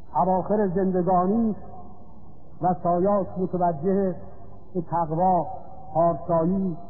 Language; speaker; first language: Persian; native; Persian